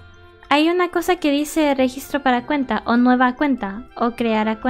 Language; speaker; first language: Spanish; early bilingual, heritage; Spanish